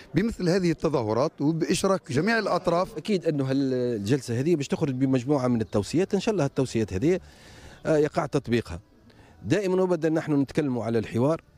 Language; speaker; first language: Arabic; native; Arabic